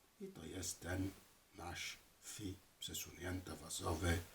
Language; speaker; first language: Polish; non-native, learner; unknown